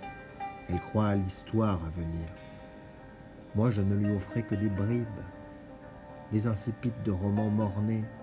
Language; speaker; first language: French; native; French